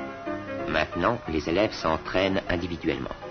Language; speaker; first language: French; native; French